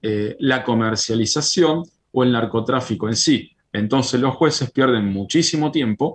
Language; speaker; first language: Spanish; native; Spanish